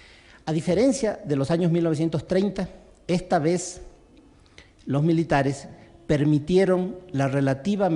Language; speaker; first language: Spanish; native; Spanish